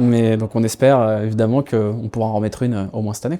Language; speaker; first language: French; native; French